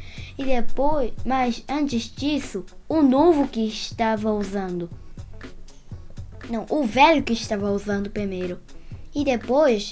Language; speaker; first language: Portuguese; early bilingual, heritage; Portuguese